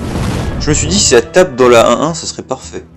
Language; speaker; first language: French; native; French